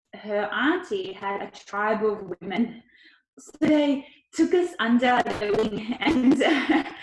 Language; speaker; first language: English; early bilingual, other home language; Ukrainian